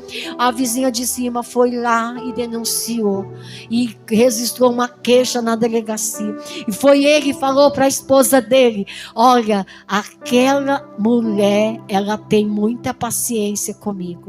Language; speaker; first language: Portuguese; native; Portuguese